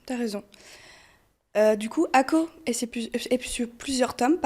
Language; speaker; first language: French; early bilingual, other home language; Portuguese